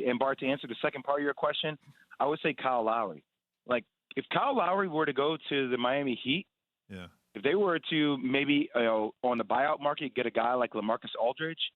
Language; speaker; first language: English; native; English